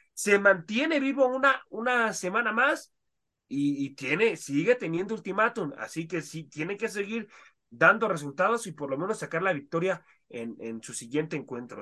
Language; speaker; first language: Spanish; native; Spanish